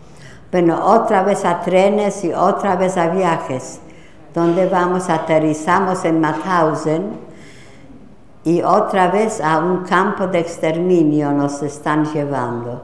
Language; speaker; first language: Spanish; non-native, fluent; Polish